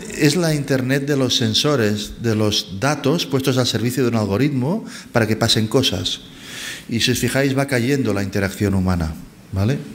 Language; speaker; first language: Spanish; native; Spanish